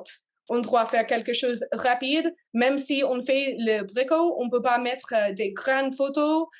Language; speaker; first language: French; non-native, learner; English